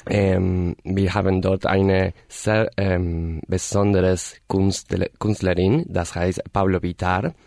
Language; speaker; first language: German; non-native, learner; Spanish